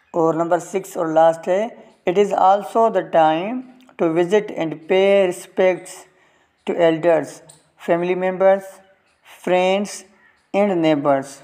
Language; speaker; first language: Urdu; non-native, local second language; Sindhi